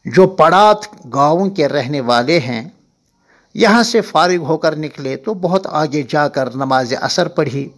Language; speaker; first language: Urdu; non-native, local second language; Kashmiri